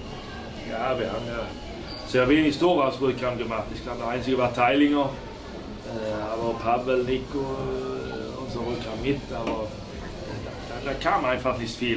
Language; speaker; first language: German; non-native, fluent; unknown